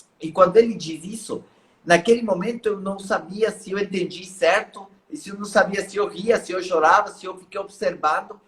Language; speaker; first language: Portuguese; non-native, fluent; Spanish